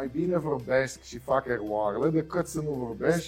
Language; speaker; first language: Romanian; non-native, learner; Dutch